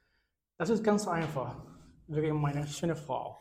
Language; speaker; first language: German; non-native, fluent; Spanish